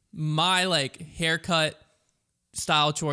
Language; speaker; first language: English; native; English